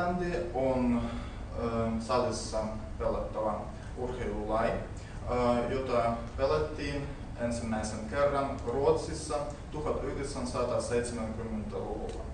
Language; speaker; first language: Finnish; non-native, learner; Russian